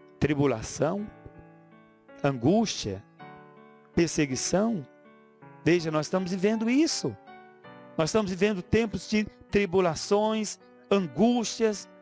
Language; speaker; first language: Portuguese; native; Portuguese